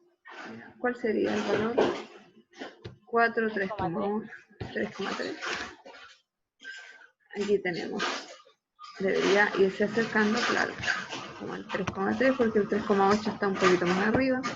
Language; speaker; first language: Spanish; native; Spanish